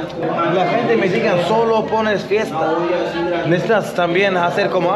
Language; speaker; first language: Spanish; non-native, learner; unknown